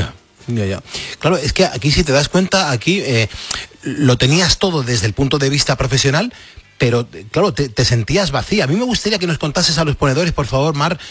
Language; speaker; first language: Spanish; native; Spanish